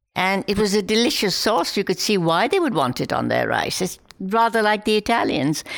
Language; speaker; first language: English; non-native, local second language; Hindi